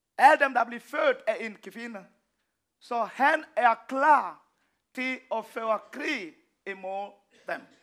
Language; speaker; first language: Danish; non-native, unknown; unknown